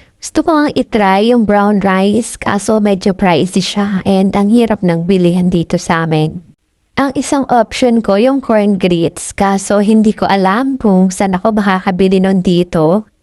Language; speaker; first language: Filipino; non-native, local second language; Bikol